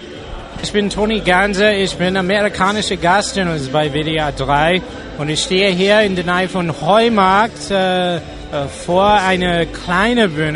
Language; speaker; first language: German; non-native, learner; English